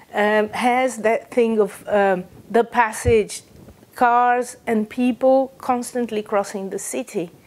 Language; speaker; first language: English; non-native, fluent; Portuguese